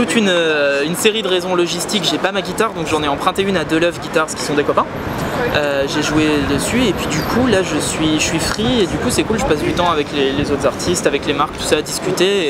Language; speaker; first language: French; native; French